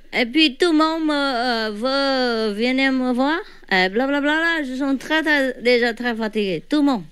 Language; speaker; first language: French; non-native, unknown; Vietnamese